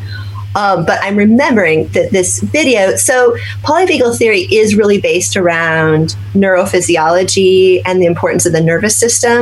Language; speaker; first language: English; native; English